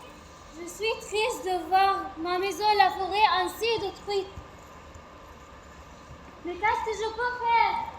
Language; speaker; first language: French; non-native, learner; Arabic